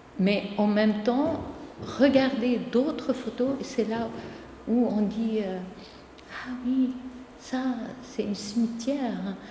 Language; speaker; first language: French; non-native, local second language; Arabic